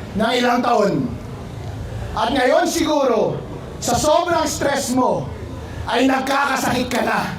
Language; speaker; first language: Filipino; non-native, local second language; Iloko